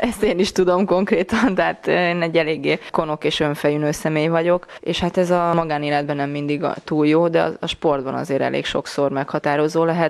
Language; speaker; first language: Hungarian; native; Hungarian